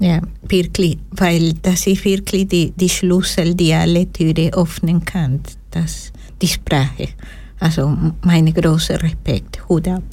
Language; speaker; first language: German; non-native, learner; Spanish